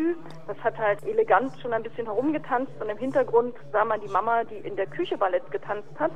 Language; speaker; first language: German; native; German